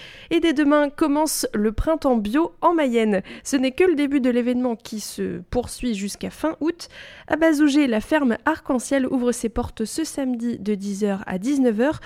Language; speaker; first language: French; native; French